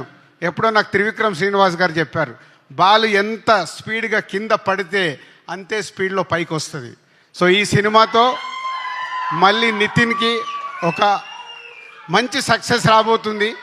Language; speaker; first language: Telugu; native; Telugu